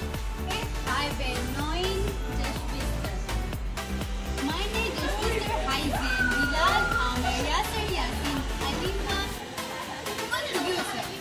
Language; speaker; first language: German; non-native, learner; Filipino